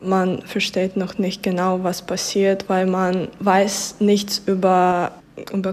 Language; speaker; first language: German; non-native, fluent; Ukrainian